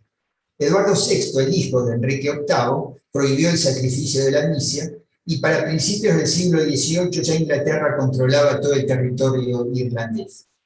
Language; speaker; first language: Spanish; native; Spanish